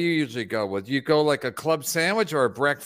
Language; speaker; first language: English; native; English